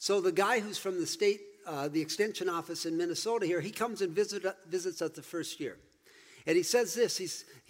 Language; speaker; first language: English; native; English